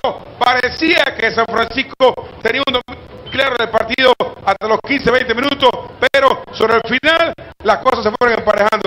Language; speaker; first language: Spanish; native; Spanish